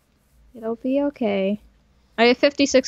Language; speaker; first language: English; native; English